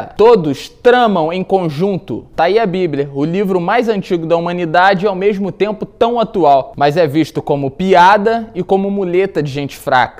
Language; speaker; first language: Portuguese; native; Portuguese